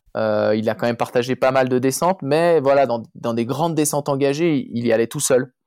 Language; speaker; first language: French; native; French